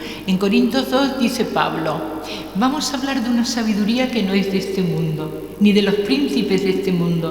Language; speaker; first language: Spanish; native; Spanish